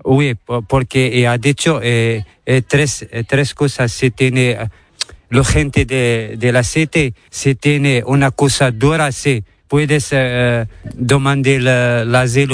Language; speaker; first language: Spanish; non-native, learner; Arabic